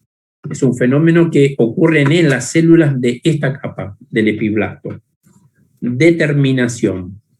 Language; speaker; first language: Spanish; native; Spanish